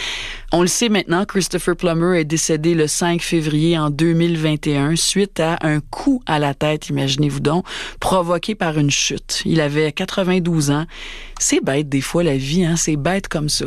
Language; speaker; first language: French; native; French